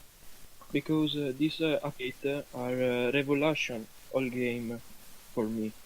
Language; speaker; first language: English; non-native, learner; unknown